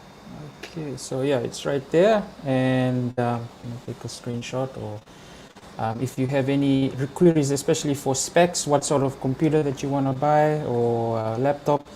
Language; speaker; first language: English; non-native, local second language; Fijian